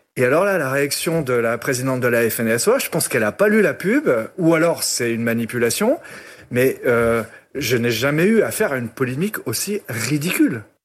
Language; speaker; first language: French; non-native, fluent; Portuguese